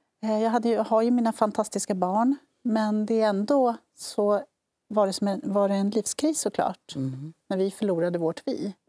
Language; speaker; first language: Swedish; native; Swedish